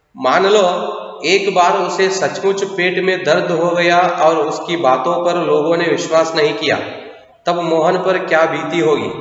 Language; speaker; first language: Hindi; non-native, local second language; Kannada